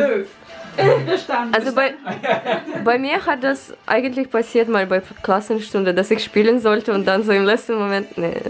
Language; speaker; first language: German; non-native, fluent; Russian